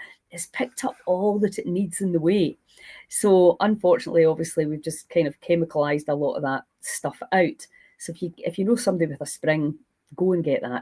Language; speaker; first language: English; native; English